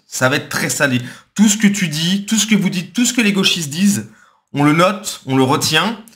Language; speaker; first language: French; native; French